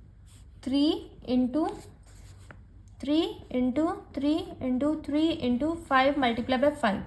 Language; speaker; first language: Hindi; native; Hindi